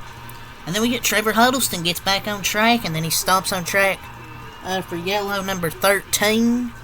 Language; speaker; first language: English; native; English